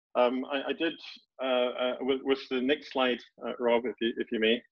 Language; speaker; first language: English; native; English